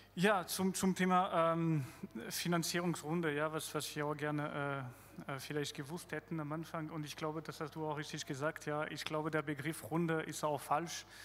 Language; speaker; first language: German; non-native, fluent; French